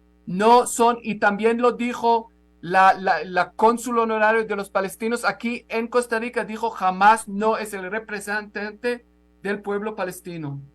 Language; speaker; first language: Spanish; non-native, fluent; Hebrew